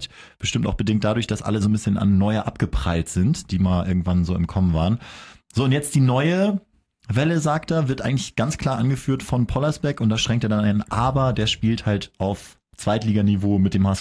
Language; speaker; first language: German; native; German